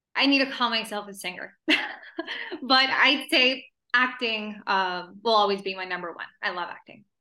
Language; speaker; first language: English; early bilingual, other home language; Spanish